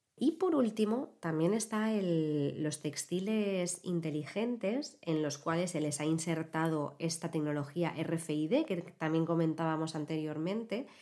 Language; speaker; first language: Spanish; native; Spanish